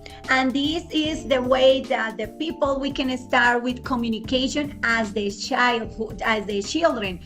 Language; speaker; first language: English; non-native, fluent; Spanish